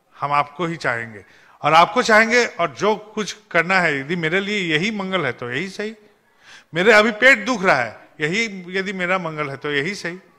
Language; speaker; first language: Hindi; non-native, local second language; Bangla